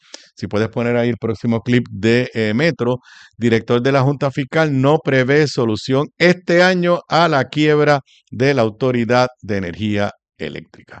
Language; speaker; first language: Spanish; native; Spanish